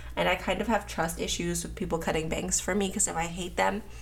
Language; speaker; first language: English; native; English